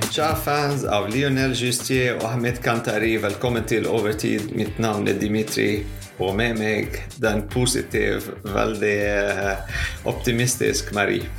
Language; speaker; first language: Norwegian; non-native, fluent; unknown